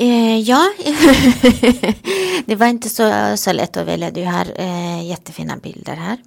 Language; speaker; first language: Swedish; non-native, fluent; Romanian